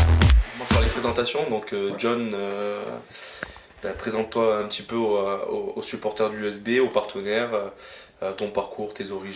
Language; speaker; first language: French; native; French